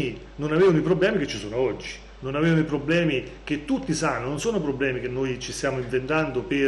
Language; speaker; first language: Italian; native; Italian